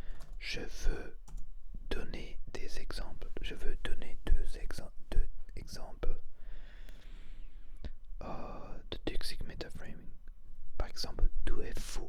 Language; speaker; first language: French; non-native, learner; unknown